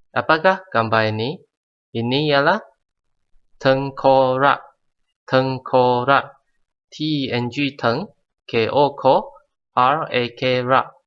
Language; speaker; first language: Malay; non-native, local second language; Chinese